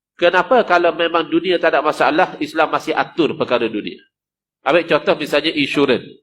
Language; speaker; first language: Malay; native; Malay